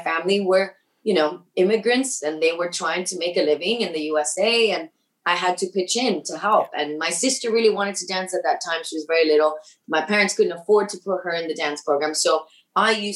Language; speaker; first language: English; early bilingual, other home language; Spanish